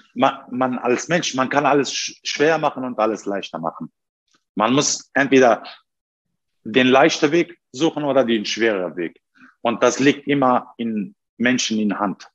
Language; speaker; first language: German; non-native, learner; Turkish